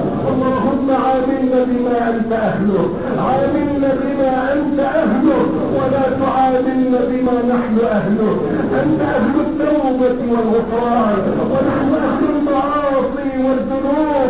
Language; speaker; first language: Arabic; native; Arabic